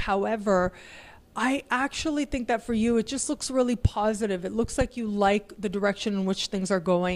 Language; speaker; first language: English; native; English